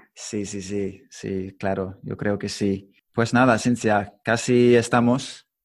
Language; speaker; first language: Spanish; non-native, fluent; English